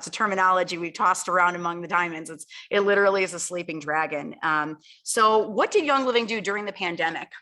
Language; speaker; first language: English; native; English